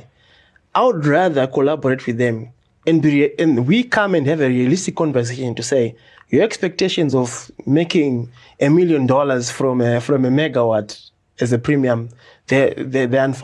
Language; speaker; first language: English; non-native, local second language; Shona